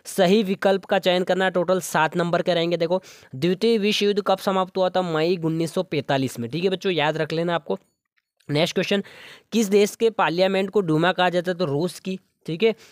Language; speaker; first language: Hindi; native; Hindi